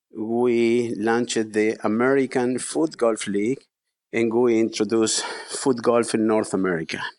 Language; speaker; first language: English; non-native, fluent; Spanish